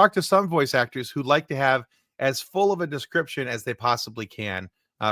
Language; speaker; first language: English; native; English